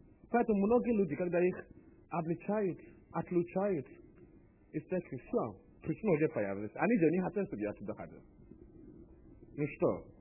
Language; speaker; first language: Russian; non-native, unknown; English